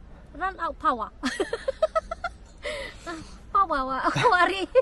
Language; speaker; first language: Japanese; non-native, learner; Indonesian